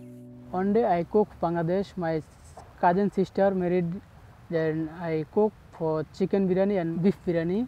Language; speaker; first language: English; non-native, learner; Bangla